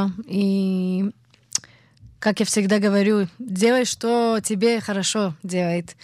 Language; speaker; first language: Russian; early bilingual, heritage; Russian